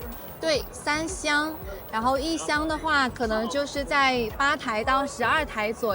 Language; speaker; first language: Chinese; native; Chinese